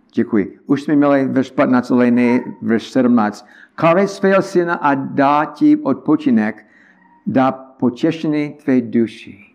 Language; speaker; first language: Czech; non-native, learner; English